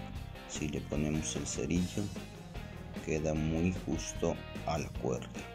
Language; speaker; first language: Spanish; native; Spanish